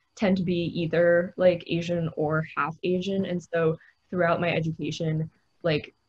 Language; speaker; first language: English; native; English